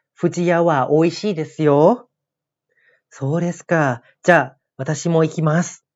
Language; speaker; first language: Japanese; non-native, fluent; Thai